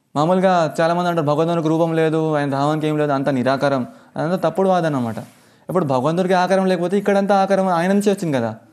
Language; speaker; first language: Telugu; native; Telugu